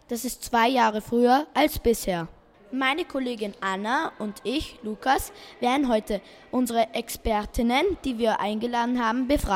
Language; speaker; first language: German; native; German